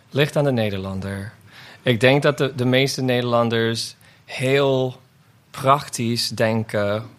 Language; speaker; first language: Dutch; non-native, fluent; English